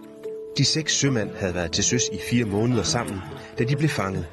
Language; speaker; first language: Danish; native; Danish